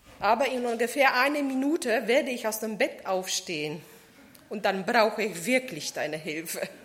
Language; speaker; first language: German; non-native, fluent; Polish